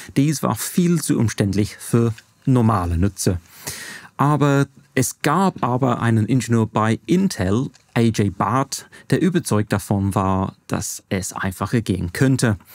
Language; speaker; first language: German; non-native, fluent; English